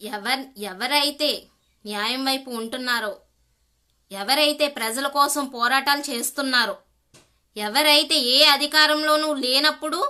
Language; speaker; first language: Telugu; native; Telugu